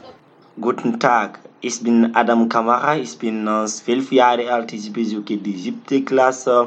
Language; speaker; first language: German; non-native, learner; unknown